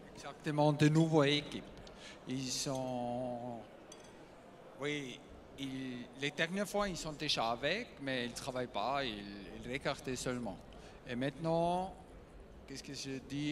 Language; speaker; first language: French; non-native, learner; German